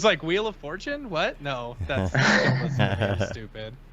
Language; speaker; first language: English; native; English